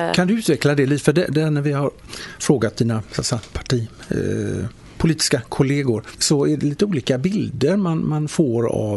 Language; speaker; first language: Swedish; native; Swedish